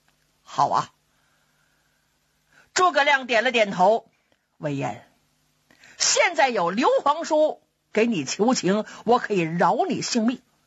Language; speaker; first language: Chinese; native; Chinese